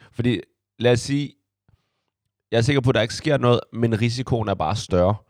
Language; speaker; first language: Danish; early bilingual, other home language; Chinese